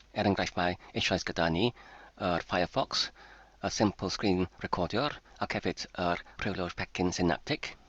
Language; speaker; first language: Welsh; non-native, fluent; German